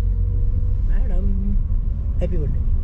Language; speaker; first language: English; non-native, local second language; Hindi